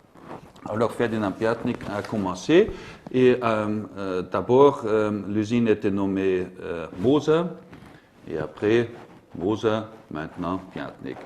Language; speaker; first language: French; non-native, learner; German